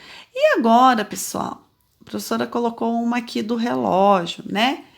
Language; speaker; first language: Portuguese; native; Portuguese